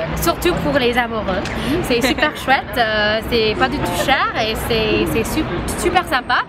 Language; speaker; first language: French; non-native, fluent; English